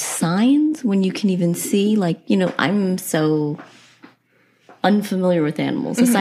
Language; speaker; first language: English; native; English